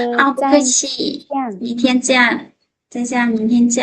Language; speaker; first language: Chinese; non-native, fluent; Lao